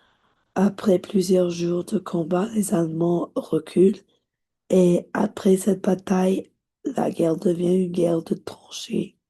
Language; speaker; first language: French; non-native, learner; English